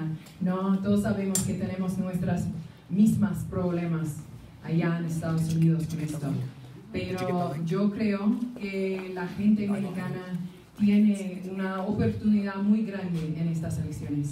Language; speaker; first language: Spanish; non-native, fluent; English